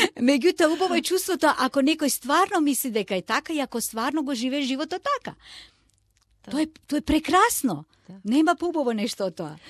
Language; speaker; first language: Macedonian; non-native, local second language; Turkish